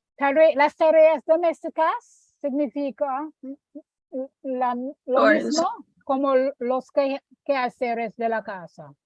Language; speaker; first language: Spanish; non-native, fluent; English